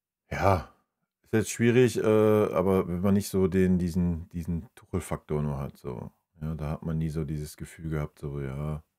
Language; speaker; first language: German; native; German